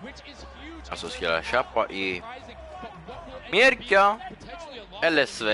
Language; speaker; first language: Swedish; early bilingual, other home language; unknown